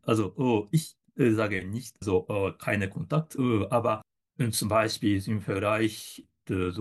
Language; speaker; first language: German; non-native, fluent; Japanese